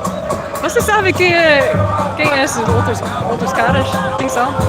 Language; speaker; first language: Portuguese; non-native, learner; English